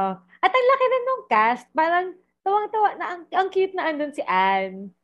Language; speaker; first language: Filipino; native; Filipino